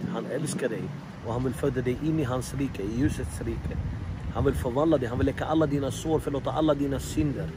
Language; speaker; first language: Swedish; non-native, fluent; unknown